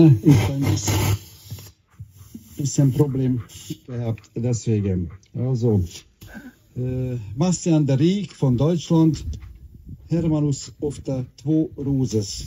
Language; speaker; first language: German; non-native, learner; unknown